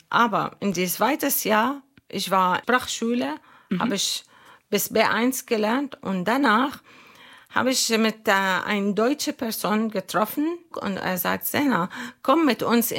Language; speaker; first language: German; non-native, learner; Arabic